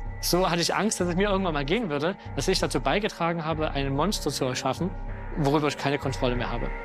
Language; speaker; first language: German; native; German